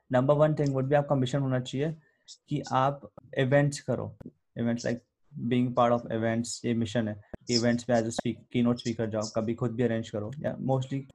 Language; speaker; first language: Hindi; native; Hindi